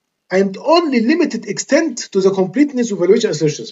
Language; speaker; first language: English; non-native, fluent; Arabic